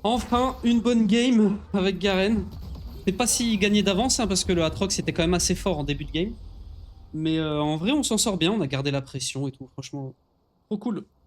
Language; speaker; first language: French; native; French